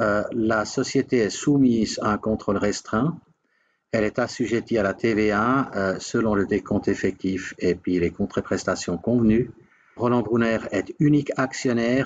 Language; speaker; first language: French; native; French